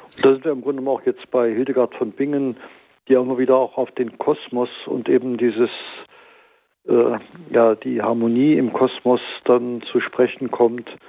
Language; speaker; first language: German; native; German